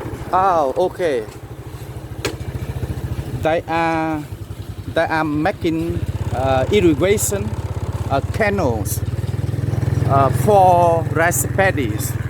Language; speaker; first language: English; non-native, learner; Vietnamese